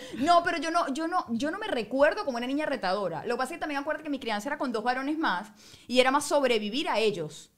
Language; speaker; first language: Spanish; native; Spanish